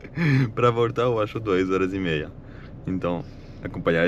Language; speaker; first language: Portuguese; non-native, fluent; French